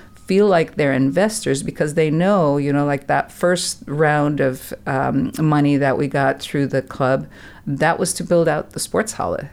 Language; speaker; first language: English; non-native, fluent; German